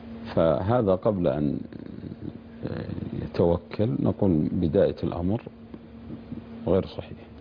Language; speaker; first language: Arabic; native; Arabic